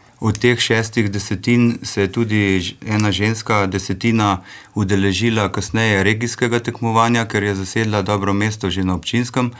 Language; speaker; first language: Slovenian; native; Slovenian